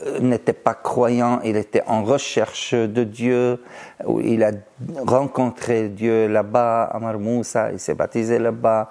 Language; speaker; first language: French; non-native, fluent; Arabic